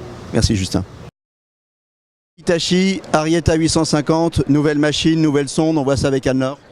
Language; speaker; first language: French; native; French